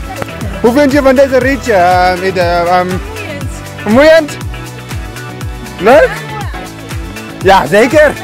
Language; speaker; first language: Dutch; non-native, learner; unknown